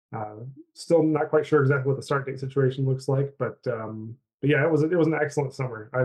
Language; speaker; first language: English; native; English